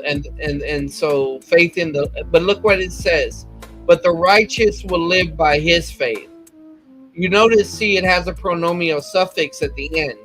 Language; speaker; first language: English; native; English